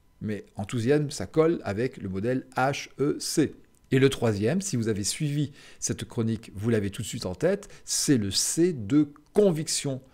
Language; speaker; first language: French; native; French